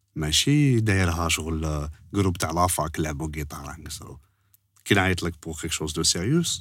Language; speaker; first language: French; non-native, local second language; Arabic